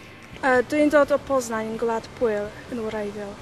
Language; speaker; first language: Welsh; non-native, learner; Polish